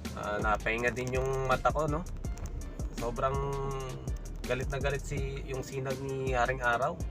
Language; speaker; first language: Filipino; native; Filipino